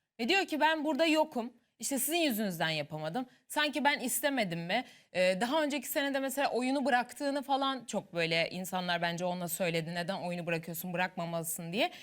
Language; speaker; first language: Turkish; native; Turkish